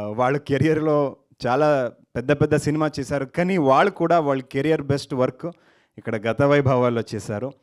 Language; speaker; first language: Telugu; non-native, learner; Kannada